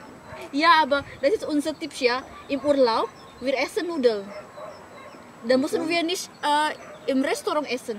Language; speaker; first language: German; non-native, learner; Indonesian